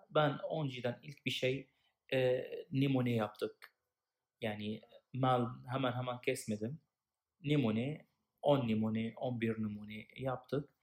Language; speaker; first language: Turkish; non-native, fluent; Arabic